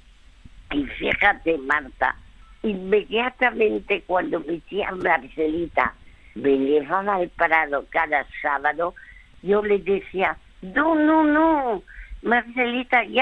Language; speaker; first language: Spanish; early bilingual, other home language; French